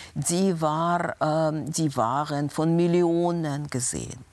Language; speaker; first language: German; non-native, fluent; Russian